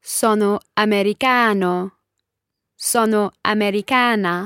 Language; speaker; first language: Italian; non-native, learner; English